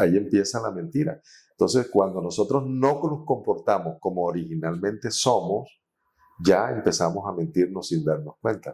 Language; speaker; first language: Spanish; native; Spanish